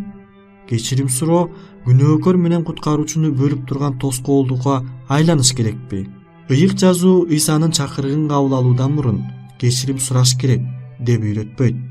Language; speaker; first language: Kyrgyz; native; Kyrgyz